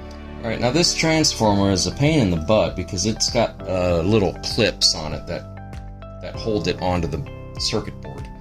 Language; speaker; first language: English; native; English